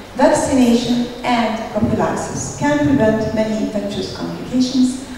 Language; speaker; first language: English; non-native, fluent; Arabic